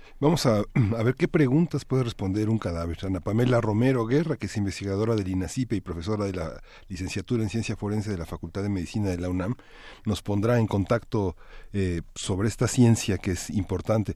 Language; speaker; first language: Spanish; native; Spanish